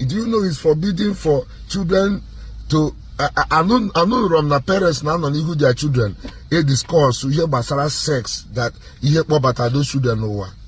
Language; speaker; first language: English; non-native, local second language; Igbo